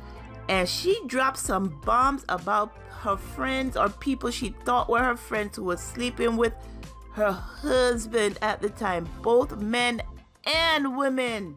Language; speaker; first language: English; native; English